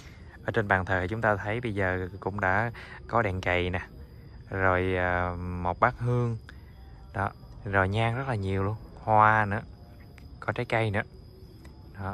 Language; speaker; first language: Vietnamese; native; Vietnamese